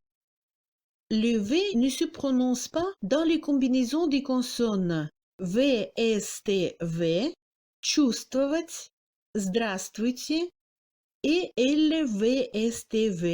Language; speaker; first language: French; non-native, fluent; Russian